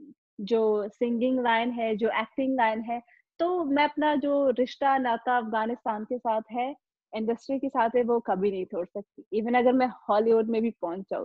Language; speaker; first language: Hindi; non-native, fluent; Pashto